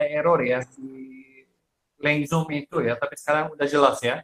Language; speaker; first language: Indonesian; non-native, fluent; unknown